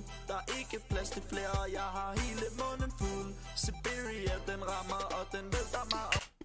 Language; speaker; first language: Danish; native; Danish